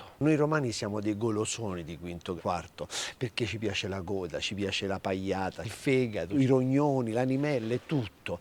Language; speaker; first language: Italian; native; Italian